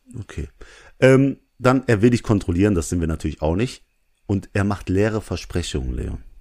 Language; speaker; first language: German; early bilingual, other home language; Urdu